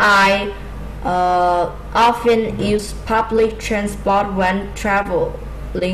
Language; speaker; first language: English; non-native, learner; Vietnamese